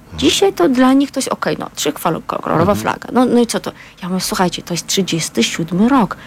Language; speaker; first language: Polish; non-native, fluent; Azerbaijani